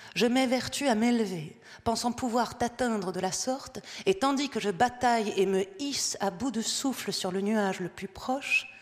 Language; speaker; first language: French; early bilingual, heritage; French